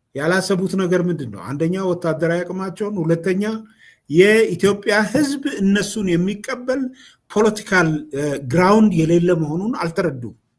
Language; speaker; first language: Amharic; non-native, local second language; Oromo